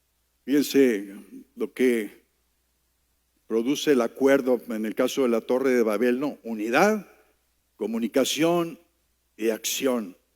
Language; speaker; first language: Spanish; native; Spanish